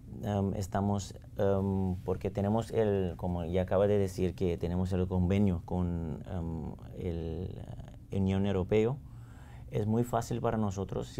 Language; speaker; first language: Spanish; non-native, fluent; Papiamento